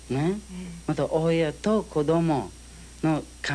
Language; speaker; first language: Japanese; non-native, learner; English